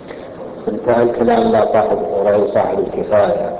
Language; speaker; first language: Arabic; native; Arabic